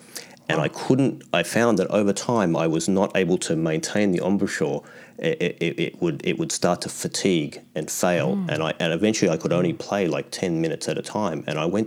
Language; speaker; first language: English; native; English